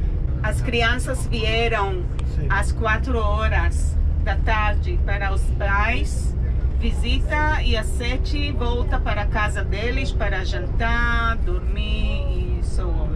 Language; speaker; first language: Portuguese; non-native, learner; Hebrew